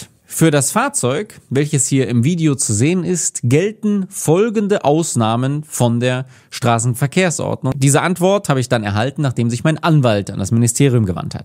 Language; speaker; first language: German; native; German